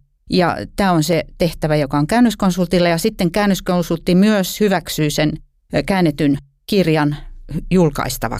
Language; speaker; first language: Finnish; native; Finnish